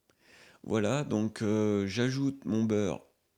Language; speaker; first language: French; native; French